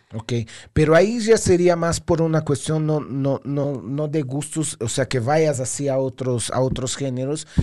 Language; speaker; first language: Spanish; non-native, fluent; Portuguese